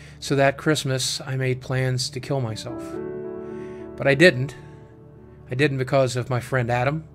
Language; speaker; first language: English; native; English